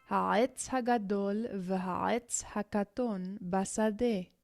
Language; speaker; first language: Hebrew; non-native, learner; English